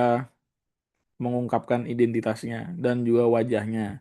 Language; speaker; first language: Indonesian; native; Indonesian